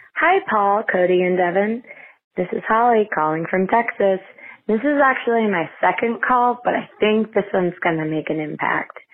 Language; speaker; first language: English; native; English